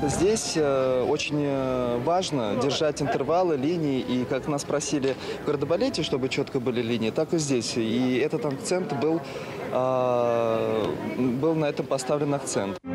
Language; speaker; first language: Russian; native; Russian